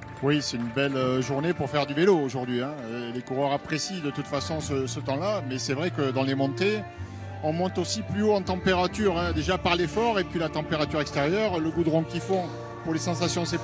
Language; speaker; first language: French; native; French